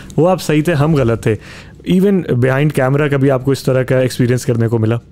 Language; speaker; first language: Urdu; native; Urdu